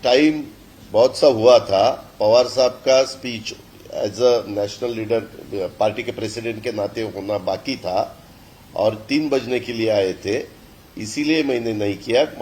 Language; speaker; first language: Hindi; non-native, local second language; Marathi